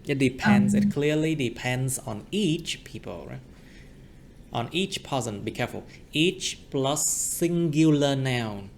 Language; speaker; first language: English; non-native, fluent; Vietnamese